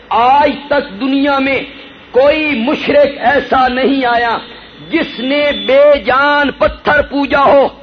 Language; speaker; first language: Urdu; non-native, local second language; Punjabi